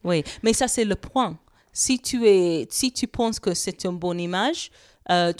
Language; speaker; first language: French; non-native, fluent; English